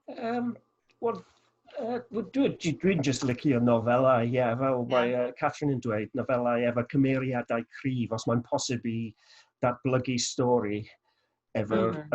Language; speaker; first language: Welsh; non-native, local second language; English